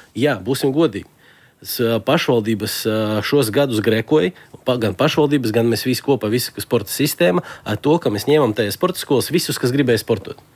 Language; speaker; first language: Latvian; non-native, local second language; Russian